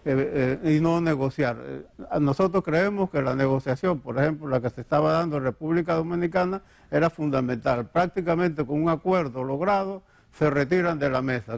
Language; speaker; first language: Spanish; native; Spanish